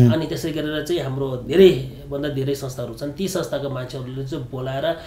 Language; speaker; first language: Nepali; non-native, local second language; Sherpa